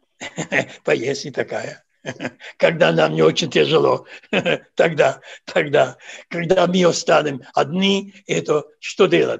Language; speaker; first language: Russian; non-native, fluent; Serbian